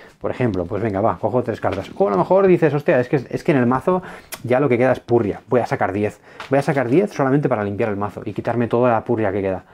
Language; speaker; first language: Spanish; native; Spanish